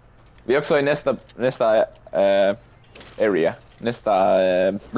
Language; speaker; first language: Swedish; non-native, local second language; Finnish